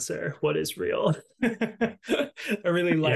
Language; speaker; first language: English; native; English